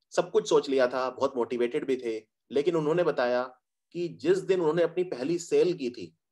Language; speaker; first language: Hindi; native; Hindi